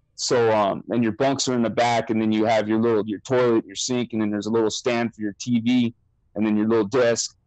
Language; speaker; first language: English; native; English